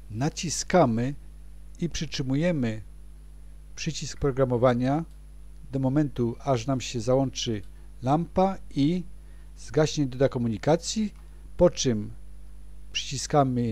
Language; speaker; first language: Polish; native; Polish